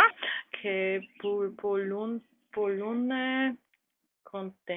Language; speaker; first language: Greek; non-native, learner; German